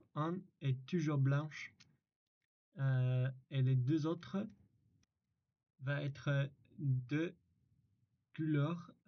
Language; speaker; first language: French; non-native, learner; English